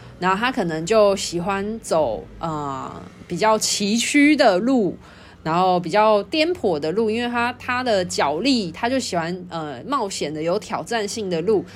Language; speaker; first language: Chinese; native; Chinese